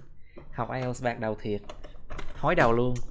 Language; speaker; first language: Vietnamese; native; Vietnamese